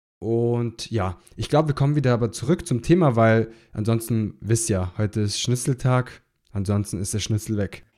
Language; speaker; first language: German; native; German